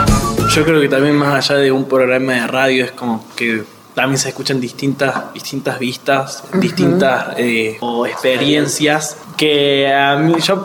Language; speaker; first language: Spanish; native; Spanish